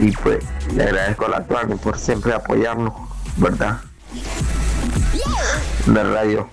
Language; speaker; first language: Spanish; native; Spanish